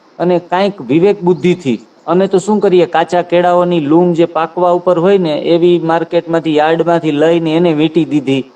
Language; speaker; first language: Gujarati; native; Gujarati